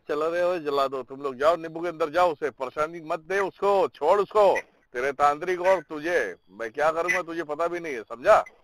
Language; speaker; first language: Hindi; native; Hindi